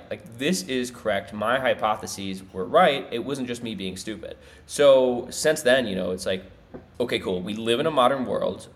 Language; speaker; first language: English; native; English